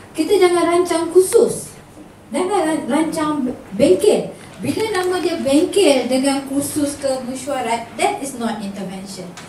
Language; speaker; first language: Malay; native; Malay